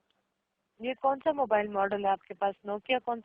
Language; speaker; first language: Hindi; non-native, learner; Malayalam